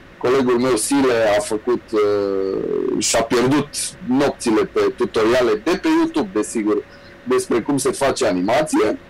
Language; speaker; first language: Romanian; native; Romanian